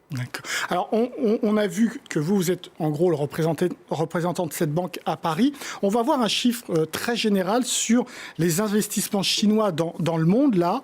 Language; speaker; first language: French; native; French